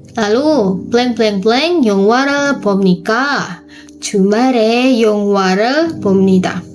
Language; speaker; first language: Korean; non-native, fluent; Indonesian